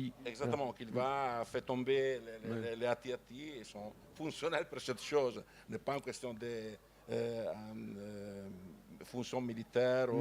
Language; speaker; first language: French; non-native, learner; Italian